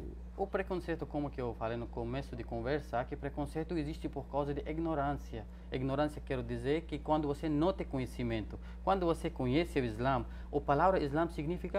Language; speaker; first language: Portuguese; non-native, fluent; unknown